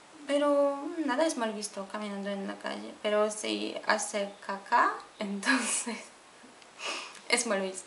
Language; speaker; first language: Spanish; non-native, fluent; Polish